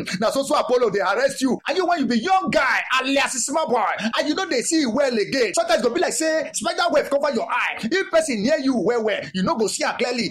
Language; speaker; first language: Nigerian Pidgin; non-native, local second language; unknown